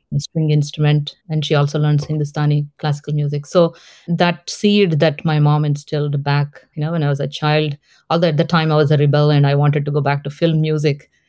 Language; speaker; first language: English; non-native, local second language; Telugu